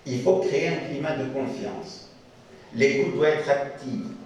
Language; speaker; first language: French; non-native, local second language; Arabic